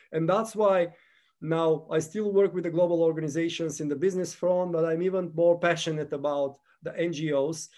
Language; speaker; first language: English; non-native, fluent; Bulgarian